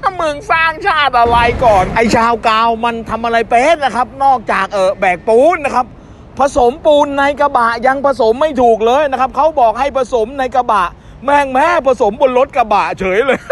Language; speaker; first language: Thai; native; Thai